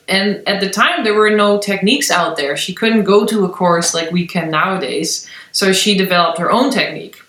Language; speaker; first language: English; non-native, fluent; Dutch